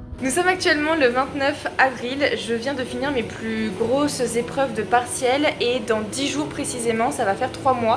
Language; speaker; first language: French; native; French